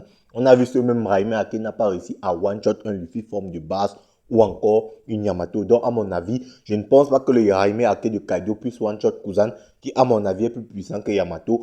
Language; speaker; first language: French; native; French